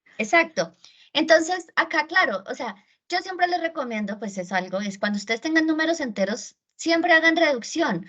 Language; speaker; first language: Spanish; native; Spanish